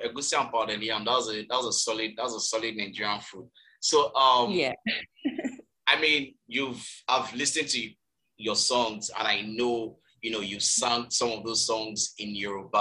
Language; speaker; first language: English; non-native, local second language; Yoruba